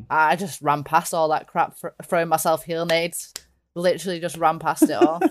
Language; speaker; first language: English; native; English